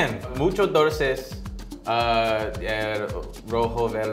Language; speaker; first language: Spanish; non-native, learner; English